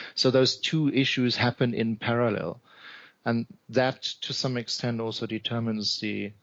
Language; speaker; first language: English; non-native, fluent; German